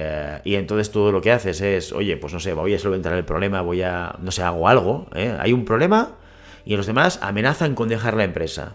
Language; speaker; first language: Spanish; native; Spanish